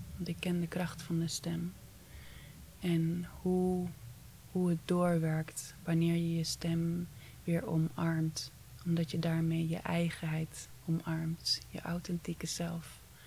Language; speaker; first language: Dutch; early bilingual, other home language; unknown